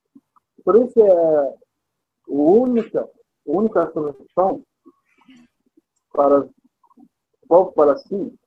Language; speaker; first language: Portuguese; non-native, fluent; Arabic